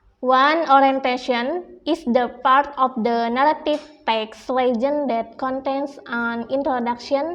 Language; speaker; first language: English; non-native, learner; Indonesian